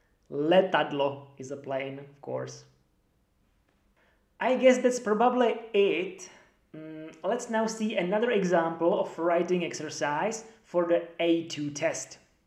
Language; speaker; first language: English; non-native, fluent; Czech